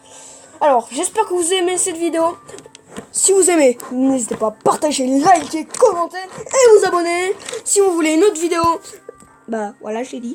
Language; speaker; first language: French; native; French